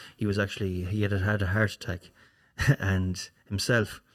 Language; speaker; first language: English; native; English